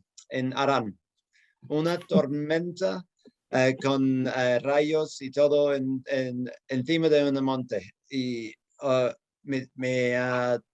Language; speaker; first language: Spanish; non-native, fluent; English